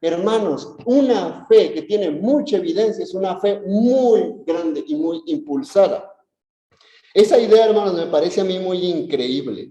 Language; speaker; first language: Spanish; native; Spanish